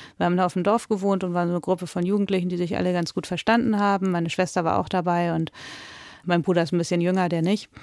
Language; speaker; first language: German; native; German